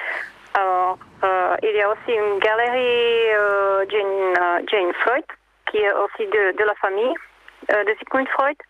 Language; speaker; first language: French; non-native, fluent; Czech